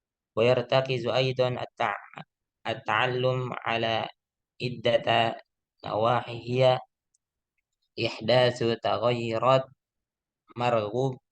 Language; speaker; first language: Arabic; non-native, learner; Indonesian